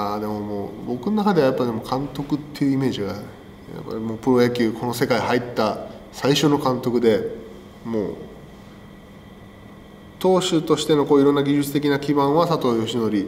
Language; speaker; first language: Japanese; native; Japanese